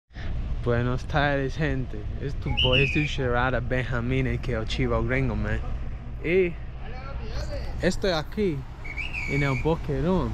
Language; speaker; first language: Spanish; non-native, learner; English